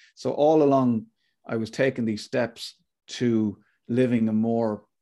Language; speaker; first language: English; native; English